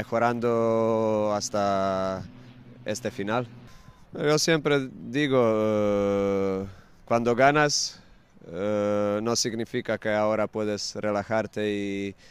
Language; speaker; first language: Spanish; non-native, fluent; Croatian